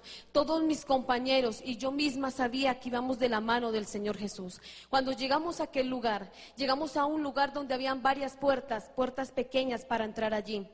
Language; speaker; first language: Spanish; native; Spanish